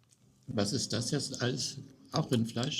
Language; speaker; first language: German; native; German